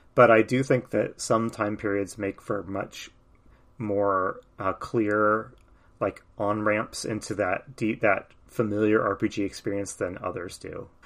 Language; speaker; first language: English; native; English